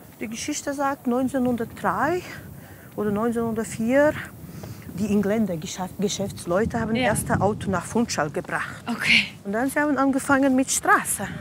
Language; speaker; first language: German; non-native, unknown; Portuguese